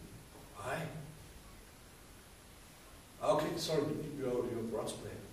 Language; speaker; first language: English; non-native, learner; German